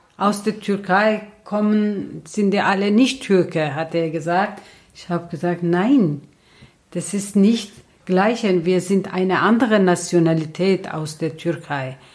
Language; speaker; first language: German; non-native, learner; Kurdish